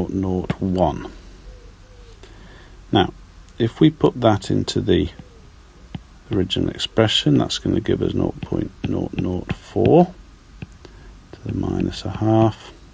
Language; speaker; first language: English; native; English